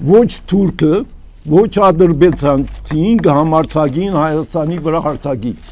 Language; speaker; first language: Armenian; early bilingual, heritage; Armenian